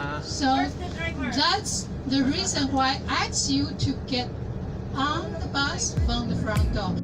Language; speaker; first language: English; non-native, learner; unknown